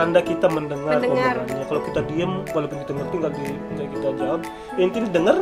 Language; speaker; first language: Indonesian; native; Indonesian